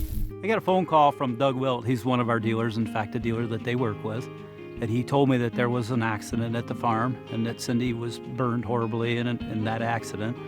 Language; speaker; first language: English; native; English